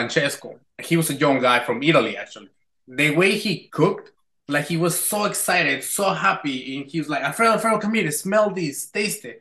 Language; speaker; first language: English; non-native, fluent; Spanish